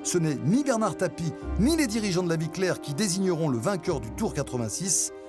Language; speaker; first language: French; native; French